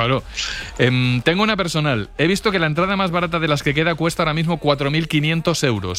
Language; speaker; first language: Spanish; native; Spanish